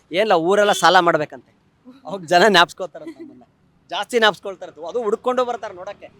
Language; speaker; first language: Kannada; native; Kannada